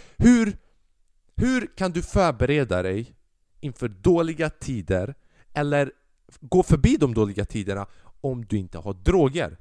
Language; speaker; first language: Swedish; early bilingual, other home language; Albanian